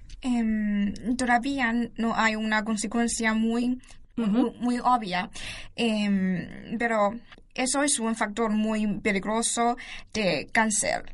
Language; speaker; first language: Spanish; non-native, learner; Chinese